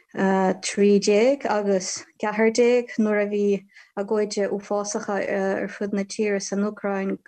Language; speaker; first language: Irish; non-native, fluent; Ukrainian